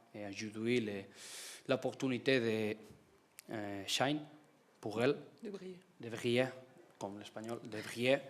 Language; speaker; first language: French; non-native, learner; Spanish